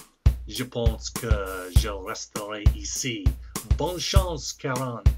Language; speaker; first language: French; non-native, learner; English